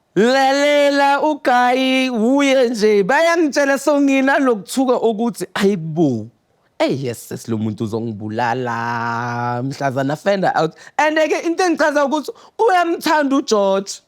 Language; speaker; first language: Zulu; native; Zulu